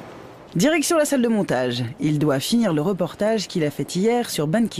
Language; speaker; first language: French; native; French